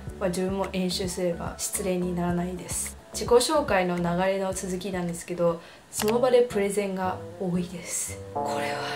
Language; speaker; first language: Japanese; early bilingual, heritage; Japanese